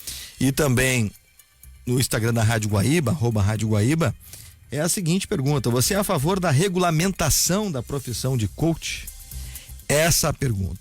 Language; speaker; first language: Portuguese; native; Portuguese